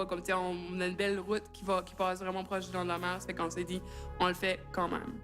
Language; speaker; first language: French; native; French